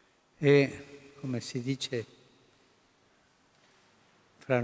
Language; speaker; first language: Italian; non-native, fluent; Spanish